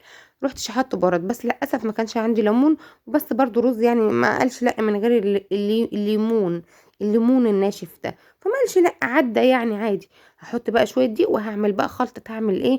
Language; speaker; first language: Arabic; native; Arabic